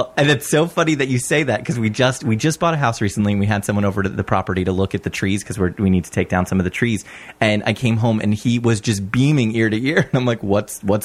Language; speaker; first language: English; native; English